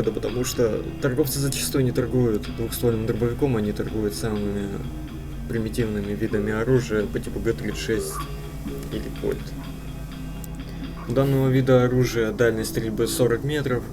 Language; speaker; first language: Russian; native; Russian